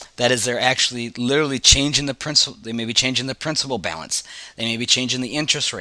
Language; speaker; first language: English; native; English